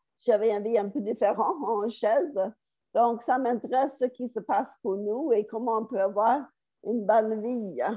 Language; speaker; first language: French; non-native, fluent; English